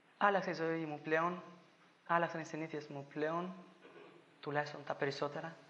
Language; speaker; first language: Greek; non-native, fluent; Albanian